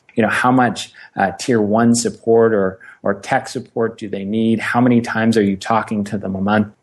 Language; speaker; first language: English; native; English